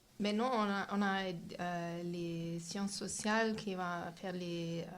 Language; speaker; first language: French; non-native, fluent; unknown